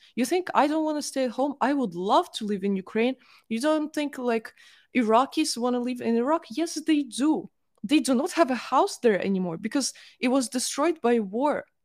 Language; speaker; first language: English; non-native, fluent; Russian